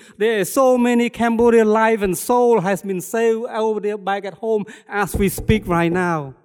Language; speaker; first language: English; non-native, fluent; Khmer